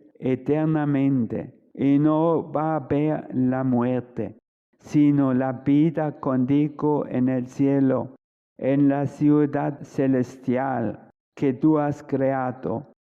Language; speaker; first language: Spanish; non-native, fluent; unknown